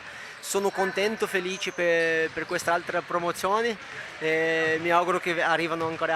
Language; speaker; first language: Italian; non-native, fluent; Portuguese